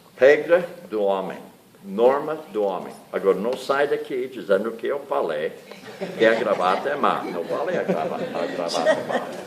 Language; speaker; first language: Portuguese; non-native, fluent; English